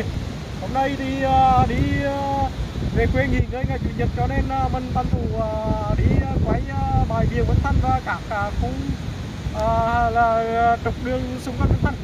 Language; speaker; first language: Vietnamese; native; Vietnamese